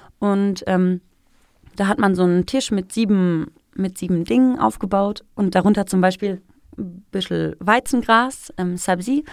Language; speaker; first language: German; early bilingual, other home language; Persian